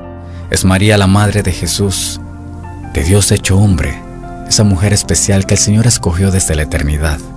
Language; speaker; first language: Spanish; native; Spanish